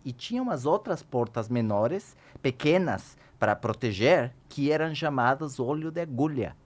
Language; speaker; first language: Portuguese; non-native, fluent; Spanish